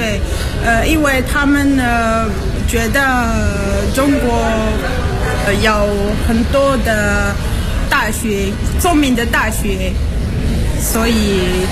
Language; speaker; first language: Chinese; non-native, learner; Arabic